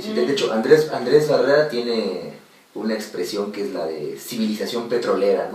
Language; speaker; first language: Spanish; native; Spanish